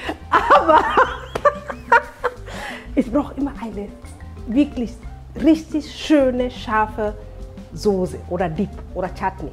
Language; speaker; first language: German; non-native, fluent; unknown